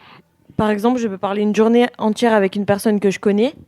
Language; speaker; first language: French; native; French